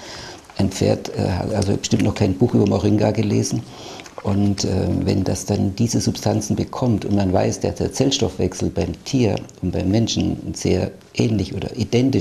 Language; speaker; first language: German; native; German